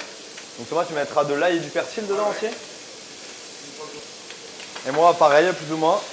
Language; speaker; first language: French; native; French